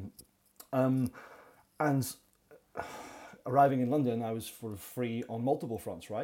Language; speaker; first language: English; native; English